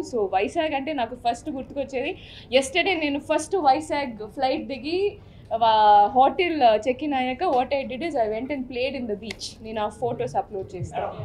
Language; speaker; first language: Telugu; non-native, fluent; Malayalam